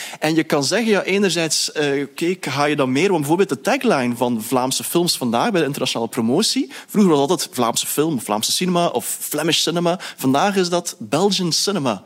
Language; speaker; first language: Dutch; native; Dutch